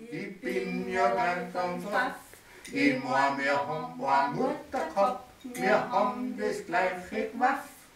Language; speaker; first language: German; native; German